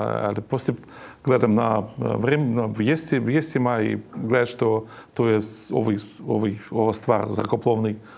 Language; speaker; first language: Croatian; non-native, learner; Ukrainian